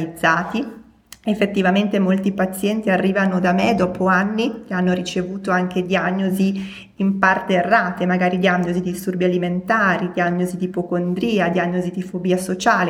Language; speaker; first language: Italian; native; Italian